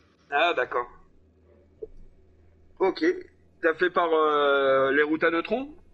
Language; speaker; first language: French; native; French